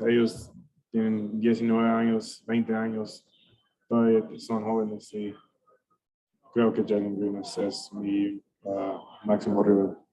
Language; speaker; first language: Spanish; early bilingual, heritage; English